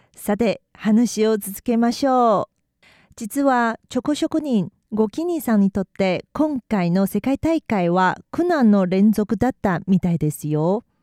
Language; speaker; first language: Japanese; non-native, fluent; Chinese